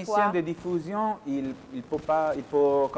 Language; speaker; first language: French; non-native, fluent; Italian